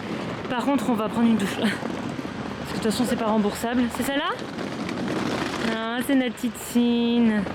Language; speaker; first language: French; native; French